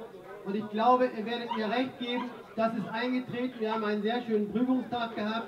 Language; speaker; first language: German; native; German